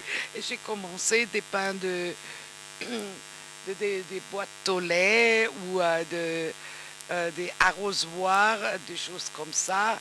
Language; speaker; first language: French; non-native, learner; German